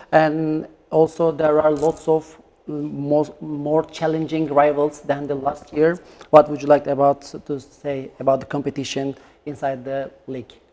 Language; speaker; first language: English; non-native, fluent; Turkish